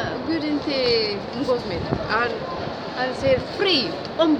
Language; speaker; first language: Swedish; non-native, learner; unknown